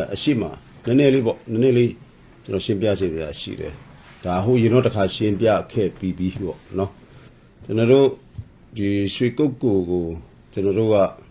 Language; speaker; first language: Burmese; non-native, local second language; S'gaw Karen